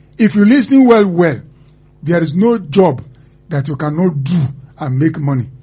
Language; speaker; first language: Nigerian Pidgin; non-native, local second language; Igbo